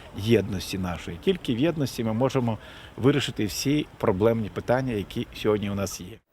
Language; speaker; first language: Ukrainian; native; Ukrainian